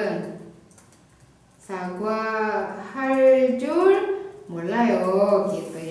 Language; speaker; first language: Korean; non-native, fluent; Indonesian